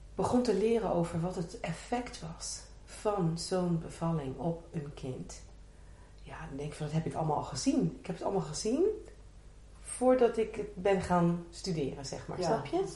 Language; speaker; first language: Dutch; native; Dutch